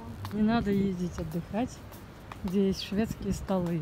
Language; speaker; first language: Russian; native; Russian